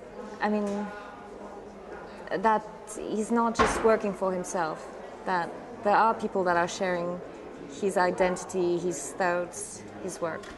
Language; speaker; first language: English; non-native, fluent; French